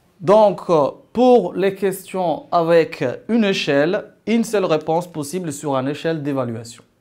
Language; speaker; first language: French; non-native, local second language; Arabic